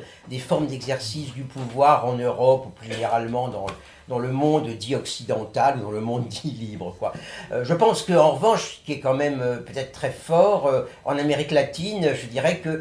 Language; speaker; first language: French; native; French